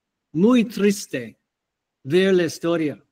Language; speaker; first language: Spanish; non-native, fluent; English